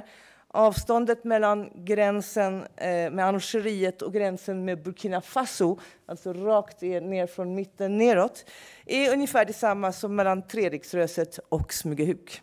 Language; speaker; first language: Swedish; non-native, fluent; English